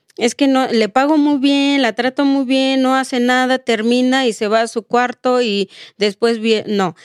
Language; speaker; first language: Spanish; non-native, local second language; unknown